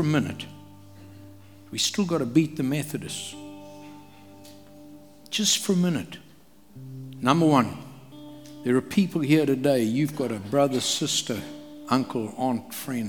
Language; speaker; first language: English; native; English